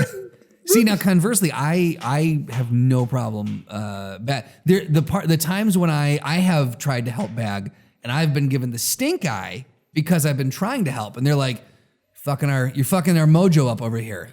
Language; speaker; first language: English; native; English